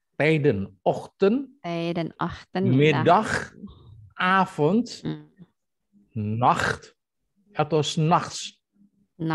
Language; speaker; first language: Dutch; non-native, fluent; Indonesian